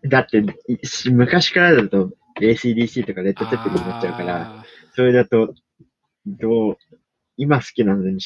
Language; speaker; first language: Japanese; native; Japanese